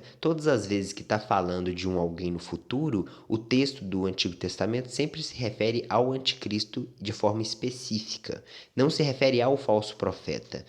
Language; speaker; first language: Portuguese; native; Portuguese